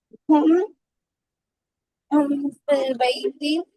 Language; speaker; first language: Arabic; non-native, learner; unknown